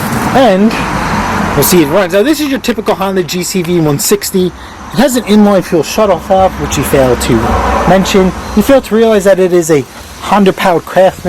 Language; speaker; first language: English; native; English